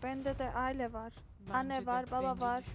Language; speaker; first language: Turkish; non-native, learner; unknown